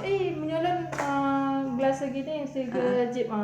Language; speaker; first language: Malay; non-native, local second language; Achinese